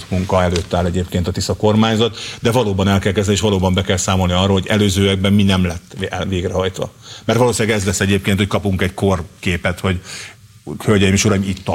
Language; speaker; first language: Hungarian; native; Hungarian